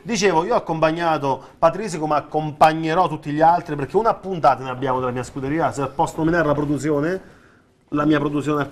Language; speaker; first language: Italian; native; Italian